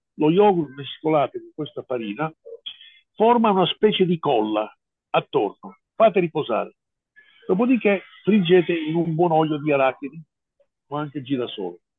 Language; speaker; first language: Italian; non-native, fluent; English